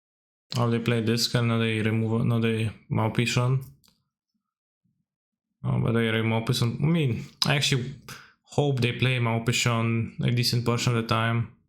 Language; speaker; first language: English; non-native, fluent; Polish